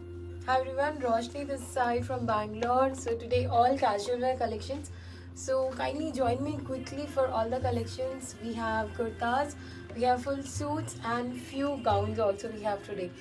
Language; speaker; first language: English; non-native, local second language; Hindi